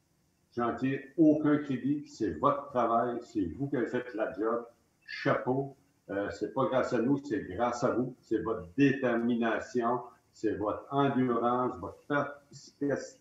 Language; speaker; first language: French; native; French